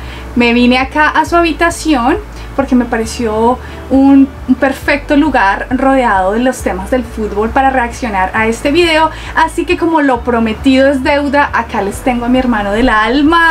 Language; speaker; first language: Spanish; native; Spanish